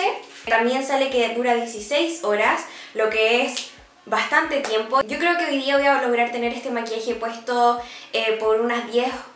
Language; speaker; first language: Spanish; native; Spanish